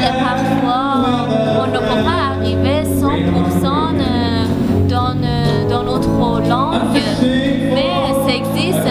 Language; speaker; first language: French; non-native, learner; Persian